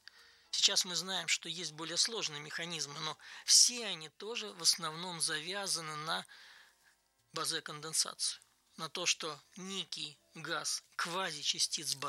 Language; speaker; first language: Russian; native; Russian